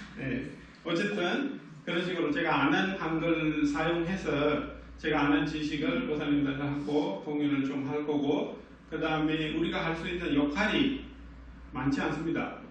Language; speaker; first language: Korean; non-native, fluent; Sinhala